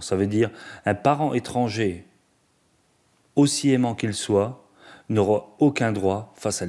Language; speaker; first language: French; native; French